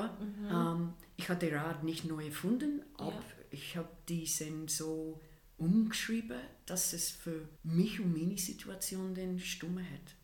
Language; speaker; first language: German; non-native, fluent; English